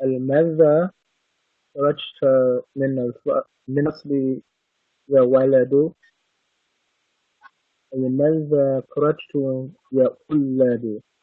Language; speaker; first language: Arabic; non-native, learner; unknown